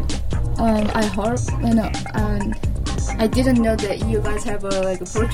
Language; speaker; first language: English; non-native, learner; Korean